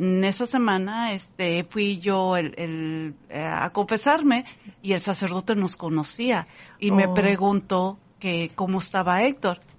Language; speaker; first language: Spanish; early bilingual, heritage; Spanish